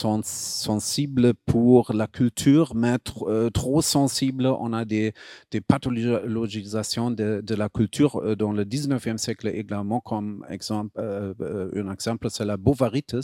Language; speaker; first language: French; non-native, fluent; German